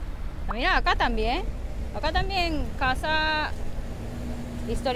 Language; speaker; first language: Spanish; non-native, learner; Japanese